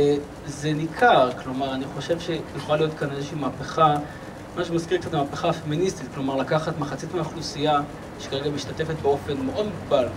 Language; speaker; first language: Hebrew; native; Hebrew